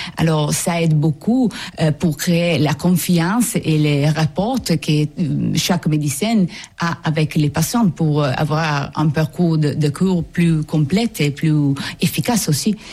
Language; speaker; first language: French; non-native, fluent; Italian